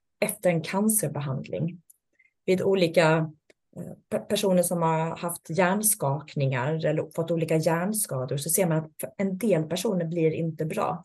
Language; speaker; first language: Swedish; native; Swedish